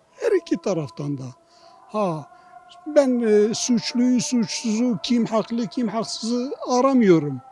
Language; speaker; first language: Turkish; non-native, local second language; Kurdish